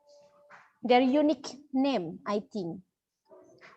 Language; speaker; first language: English; non-native, learner; Indonesian